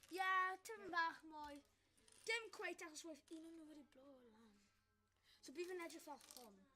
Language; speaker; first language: Welsh; non-native, local second language; English